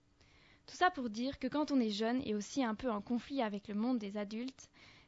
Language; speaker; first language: French; native; French